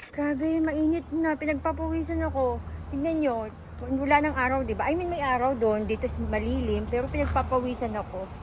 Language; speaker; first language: Filipino; native; Filipino